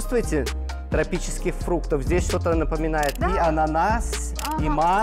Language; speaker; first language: Russian; native; Russian